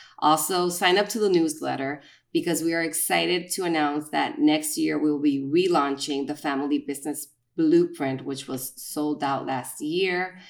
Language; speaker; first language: English; non-native, fluent; Spanish